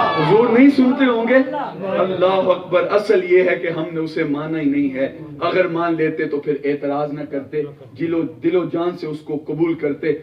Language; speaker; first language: Urdu; non-native, local second language; Punjabi